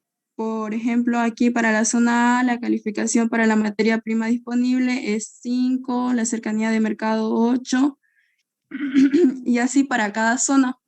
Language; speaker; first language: Spanish; native; Spanish